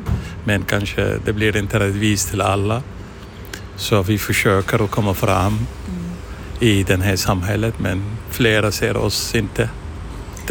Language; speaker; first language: Swedish; non-native, fluent; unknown